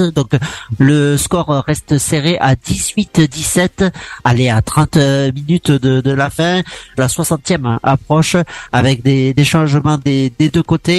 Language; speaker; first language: French; native; French